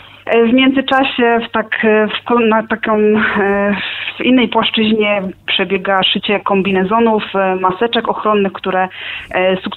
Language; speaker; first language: Polish; native; Polish